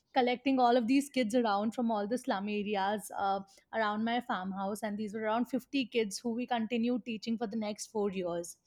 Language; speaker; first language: English; non-native, local second language; Hindi